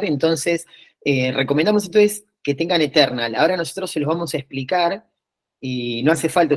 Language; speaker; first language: Spanish; native; Spanish